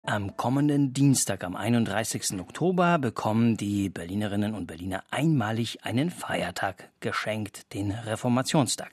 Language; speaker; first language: German; native; German